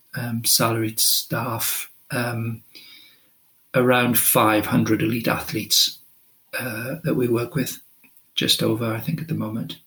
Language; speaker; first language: English; non-native, local second language; Welsh